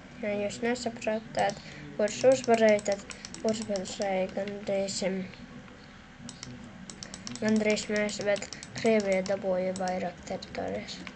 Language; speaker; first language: Latvian; non-native, local second language; Russian